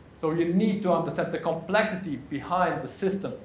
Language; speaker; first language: English; non-native, fluent; German